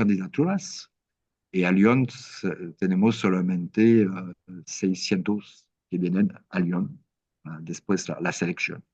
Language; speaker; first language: Spanish; non-native, learner; French